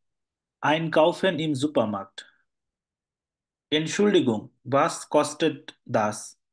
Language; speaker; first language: German; non-native, fluent; Bangla